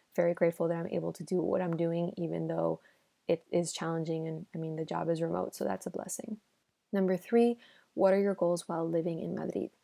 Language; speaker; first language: English; early bilingual, other home language; Spanish